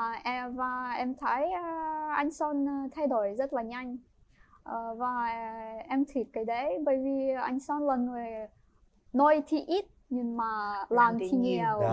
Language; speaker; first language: Vietnamese; non-native, fluent; Ukrainian